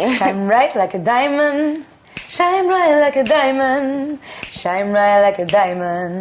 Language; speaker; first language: French; native; French